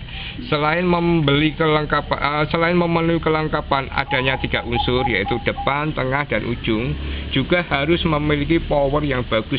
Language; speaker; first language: Indonesian; non-native, local second language; Javanese